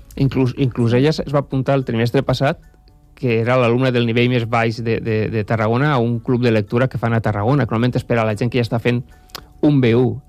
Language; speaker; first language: Catalan; native; Catalan